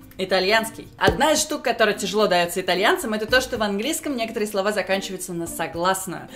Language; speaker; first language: Russian; native; Russian